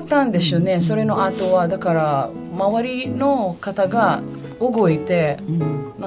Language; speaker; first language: Japanese; non-native, fluent; Filipino